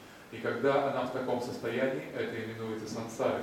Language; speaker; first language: Russian; native; Russian